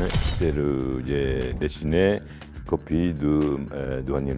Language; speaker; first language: French; non-native, fluent; Japanese